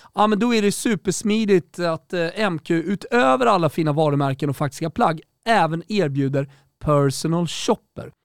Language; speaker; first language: Swedish; native; Swedish